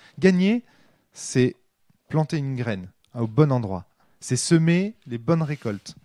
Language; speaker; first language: French; native; French